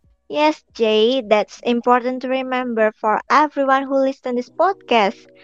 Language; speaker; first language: English; non-native, fluent; Indonesian